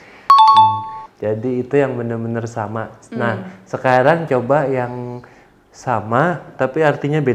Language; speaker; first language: Indonesian; native; Indonesian